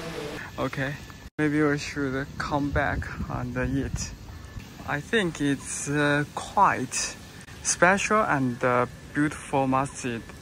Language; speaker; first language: English; non-native, learner; Chinese